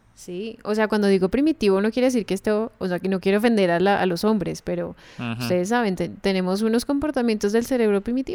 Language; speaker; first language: Spanish; native; Spanish